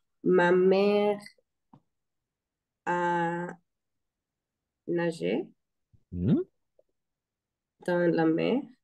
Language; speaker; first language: French; non-native, learner; Spanish